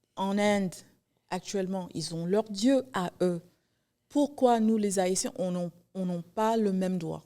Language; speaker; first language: French; early bilingual, heritage; Haitian Creole